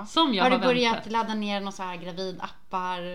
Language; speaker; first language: Swedish; native; Swedish